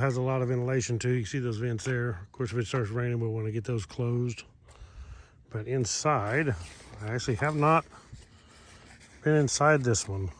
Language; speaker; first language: English; native; English